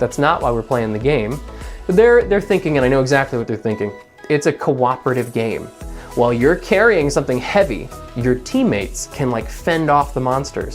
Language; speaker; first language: English; native; English